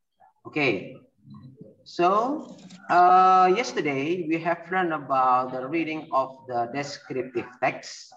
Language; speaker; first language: English; non-native, learner; Indonesian